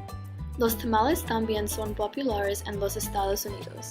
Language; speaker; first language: Spanish; non-native, learner; English